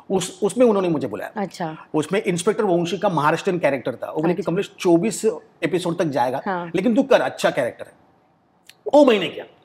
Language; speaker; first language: Hindi; non-native, local second language; Marathi